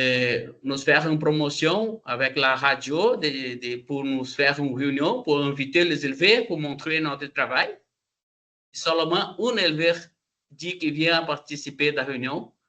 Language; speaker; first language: French; non-native, learner; Portuguese